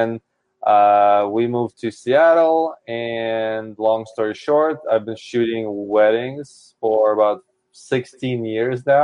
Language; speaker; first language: English; native; English